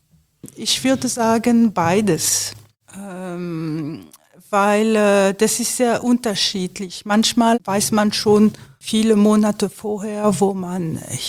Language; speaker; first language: German; non-native, fluent; French